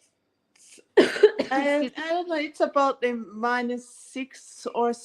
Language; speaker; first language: English; non-native, learner; Japanese